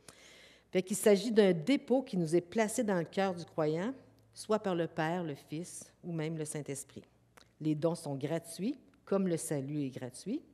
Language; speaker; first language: French; native; French